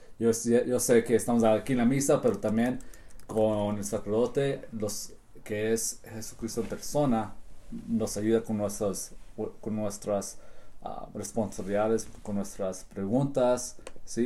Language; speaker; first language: Spanish; early bilingual, heritage; Spanish